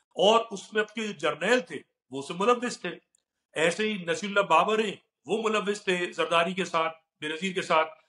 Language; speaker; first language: Urdu; native; Urdu